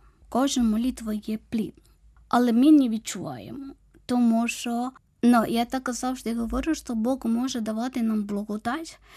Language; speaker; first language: Ukrainian; non-native, fluent; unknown